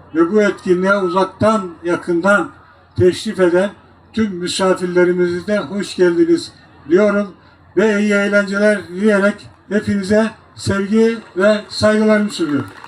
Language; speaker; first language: Turkish; native; Turkish